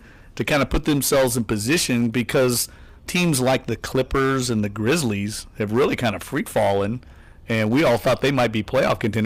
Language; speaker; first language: English; native; English